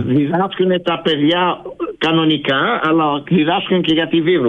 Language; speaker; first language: Greek; early bilingual, heritage; Greek